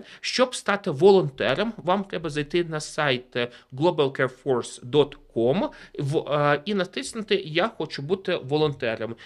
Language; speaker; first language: Ukrainian; native; Ukrainian